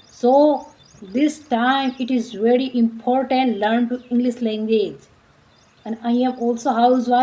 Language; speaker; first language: English; non-native, learner; Marwari